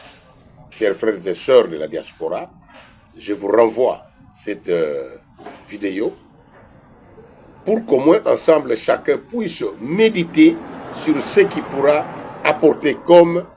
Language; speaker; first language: French; non-native, local second language; Kongo